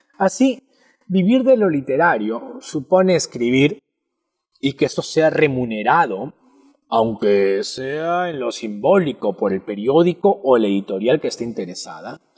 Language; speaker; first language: Spanish; native; Spanish